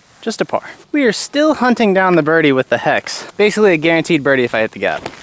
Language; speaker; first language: English; native; English